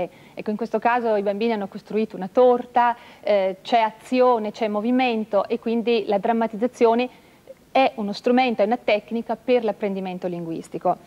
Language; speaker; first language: Italian; native; Italian